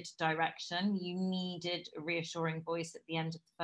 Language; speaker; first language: English; native; English